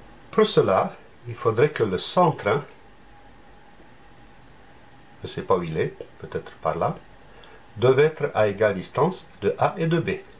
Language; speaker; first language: French; native; French